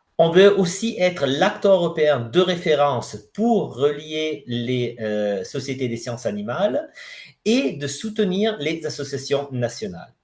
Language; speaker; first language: French; non-native, fluent; Italian